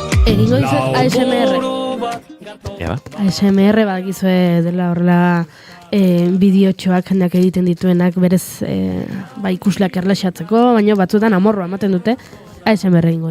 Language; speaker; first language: Basque; native; Basque